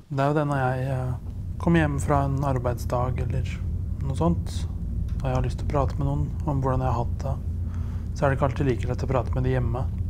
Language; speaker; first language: Norwegian; early bilingual, other home language; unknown